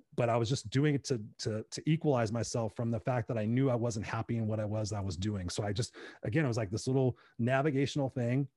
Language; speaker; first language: English; native; English